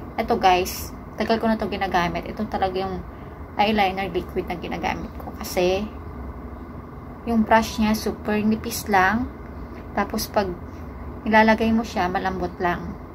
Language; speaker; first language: Filipino; non-native, local second language; Bikol